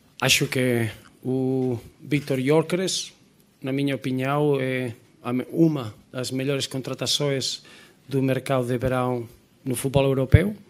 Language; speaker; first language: Portuguese; non-native, fluent; Spanish